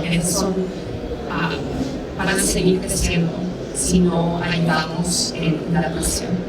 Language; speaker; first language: Spanish; early bilingual, heritage; Spanish